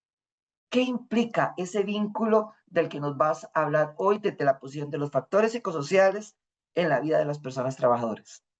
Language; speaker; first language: Spanish; native; Spanish